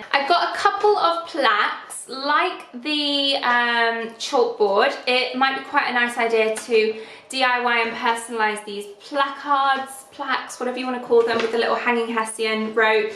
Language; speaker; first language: English; native; English